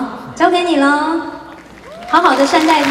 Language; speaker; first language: Chinese; native; Chinese